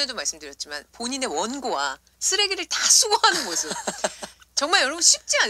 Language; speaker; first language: Korean; native; Korean